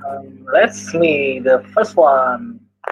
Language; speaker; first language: English; non-native, learner; Indonesian